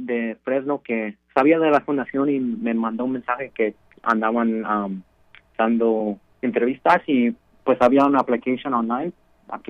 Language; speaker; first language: Spanish; early bilingual, heritage; Spanish